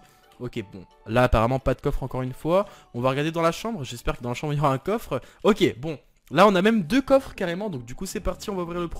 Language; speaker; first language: French; native; French